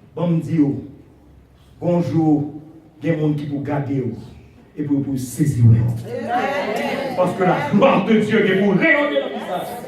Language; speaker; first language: French; non-native, local second language; Haitian Creole